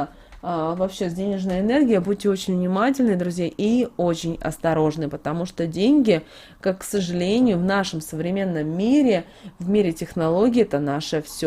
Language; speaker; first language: Russian; native; Russian